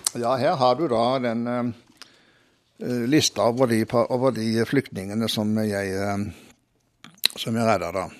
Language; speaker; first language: Norwegian; native; Norwegian